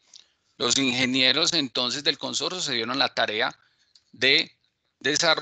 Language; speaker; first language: Spanish; native; Spanish